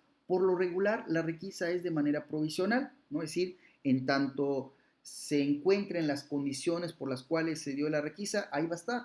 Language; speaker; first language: Spanish; native; Spanish